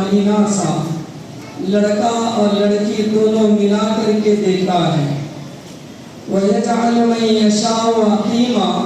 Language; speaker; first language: Urdu; native; Urdu